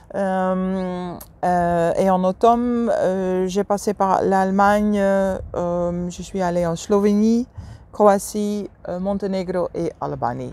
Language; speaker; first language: French; non-native, fluent; Dutch